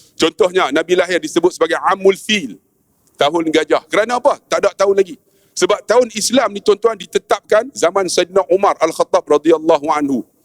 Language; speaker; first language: Malay; native; Malay